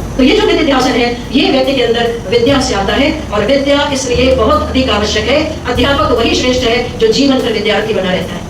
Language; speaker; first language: Hindi; native; Hindi